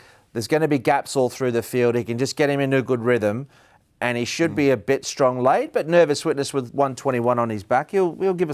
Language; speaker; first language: English; native; English